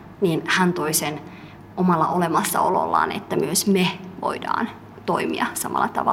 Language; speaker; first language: Finnish; early bilingual, other home language; Somali